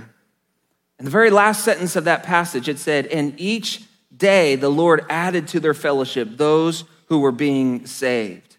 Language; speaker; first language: English; native; English